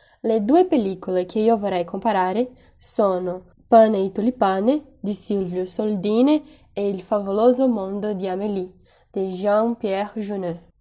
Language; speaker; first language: Italian; non-native, fluent; Portuguese